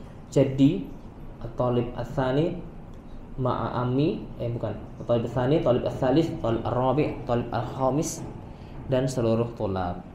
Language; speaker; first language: Arabic; non-native, learner; Indonesian